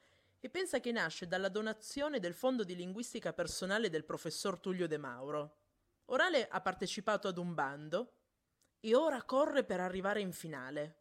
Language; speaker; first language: Italian; native; Italian